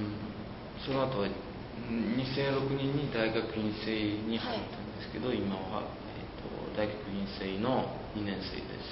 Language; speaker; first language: Japanese; non-native, fluent; Uzbek